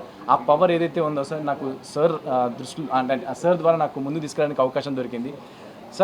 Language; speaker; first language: Telugu; native; Telugu